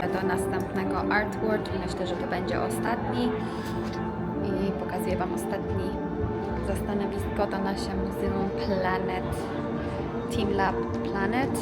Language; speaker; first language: Polish; non-native, learner; Persian